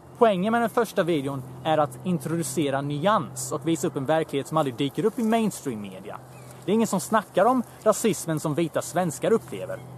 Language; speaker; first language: Swedish; early bilingual, other home language; Bosnian